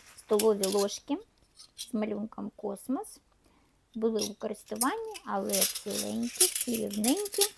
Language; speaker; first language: Ukrainian; non-native, local second language; Russian